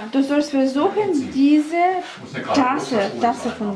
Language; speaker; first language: German; non-native, fluent; Russian